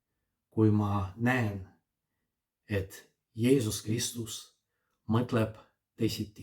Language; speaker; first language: Estonian; non-native, fluent; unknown